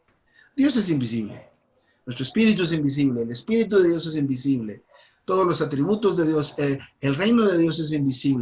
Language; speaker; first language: Spanish; native; Spanish